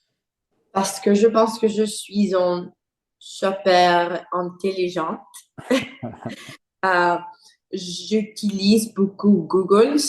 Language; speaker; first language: French; non-native, learner; English